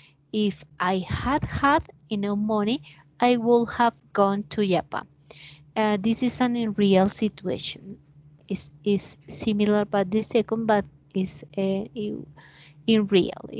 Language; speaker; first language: English; non-native, learner; Spanish